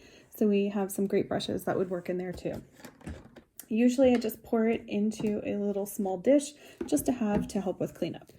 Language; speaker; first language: English; native; English